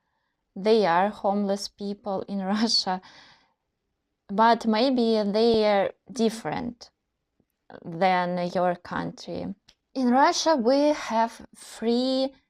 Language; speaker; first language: English; non-native, learner; Russian